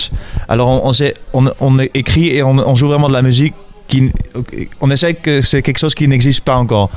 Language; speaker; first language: French; non-native, fluent; Dutch